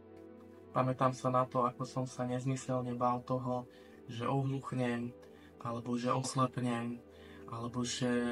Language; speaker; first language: Slovak; native; Slovak